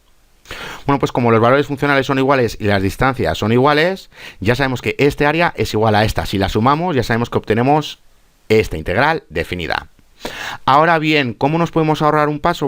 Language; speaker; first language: Spanish; native; Spanish